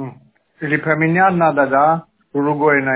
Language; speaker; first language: Russian; non-native, learner; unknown